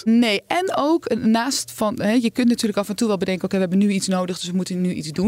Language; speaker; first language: Dutch; native; Dutch